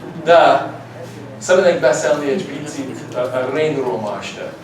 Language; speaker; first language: Hungarian; early bilingual, heritage; English